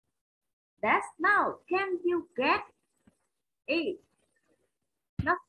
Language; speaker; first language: English; non-native, learner; Vietnamese